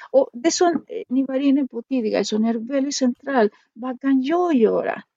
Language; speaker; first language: Swedish; non-native, fluent; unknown